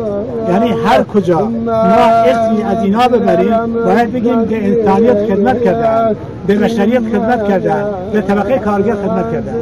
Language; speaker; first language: Persian; non-native, local second language; Central Kurdish